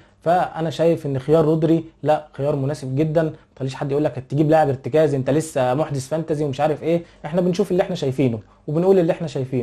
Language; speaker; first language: Arabic; native; Arabic